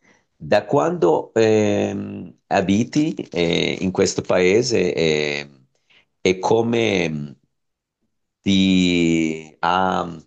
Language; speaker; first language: Italian; non-native, fluent; Spanish